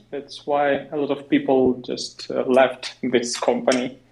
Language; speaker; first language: English; non-native, learner; Russian